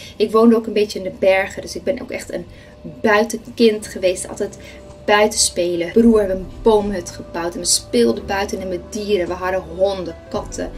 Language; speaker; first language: Dutch; non-native, fluent; Spanish